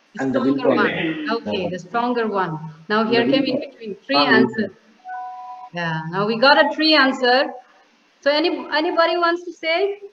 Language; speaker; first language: English; non-native, local second language; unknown